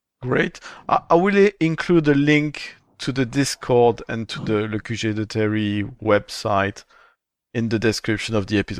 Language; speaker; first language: English; non-native, fluent; French